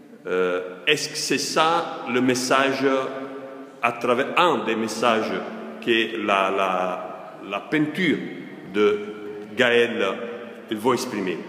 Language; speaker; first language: French; non-native, fluent; Italian